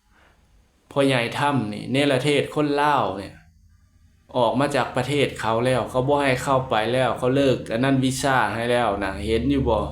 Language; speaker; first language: Thai; non-native, local second language; Lao